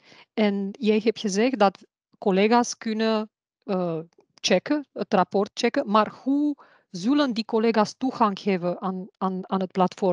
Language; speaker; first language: Dutch; non-native, learner; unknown